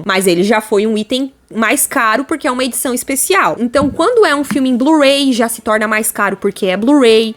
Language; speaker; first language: Portuguese; native; Portuguese